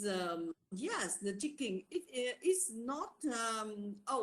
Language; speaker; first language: English; non-native, learner; Vietnamese